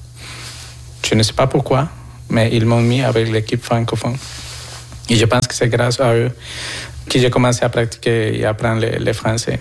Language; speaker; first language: French; non-native, fluent; Spanish